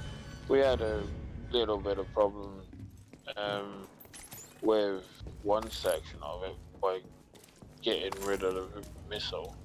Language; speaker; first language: English; native; English